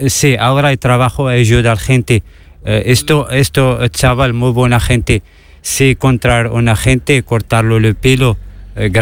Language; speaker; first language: Spanish; non-native, learner; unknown